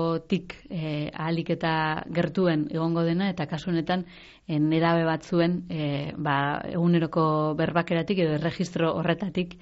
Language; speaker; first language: Basque; native; Basque